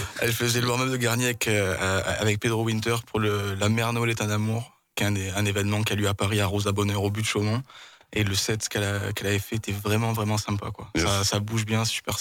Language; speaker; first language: French; native; French